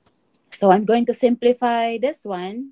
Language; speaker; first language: English; non-native, local second language; Filipino